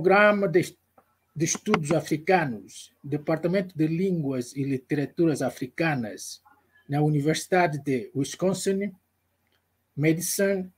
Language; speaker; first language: Portuguese; non-native, local second language; Kongo